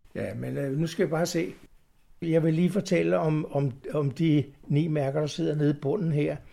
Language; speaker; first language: Danish; native; Danish